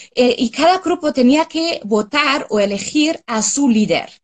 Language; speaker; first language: Spanish; non-native, fluent; German